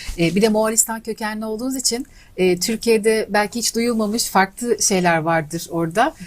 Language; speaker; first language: Turkish; native; Turkish